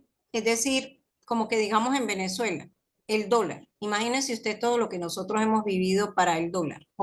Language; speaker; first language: Spanish; native; Spanish